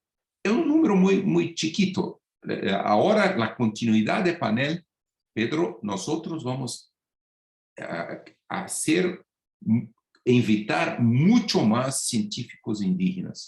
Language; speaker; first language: Spanish; non-native, fluent; Portuguese